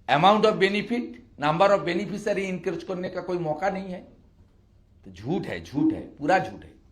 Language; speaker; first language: Hindi; non-native, local second language; Bangla